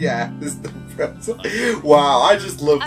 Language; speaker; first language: English; native; English